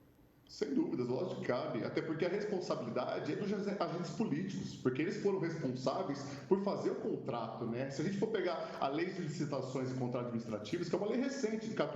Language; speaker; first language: Portuguese; native; Portuguese